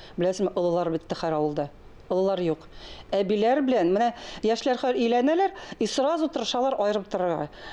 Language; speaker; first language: Tatar; non-native, local second language; Russian